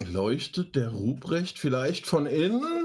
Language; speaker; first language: German; native; German